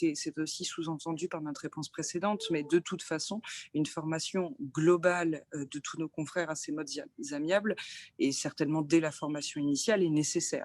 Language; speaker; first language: French; native; French